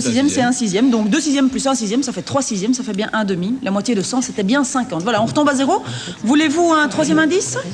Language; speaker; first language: French; native; French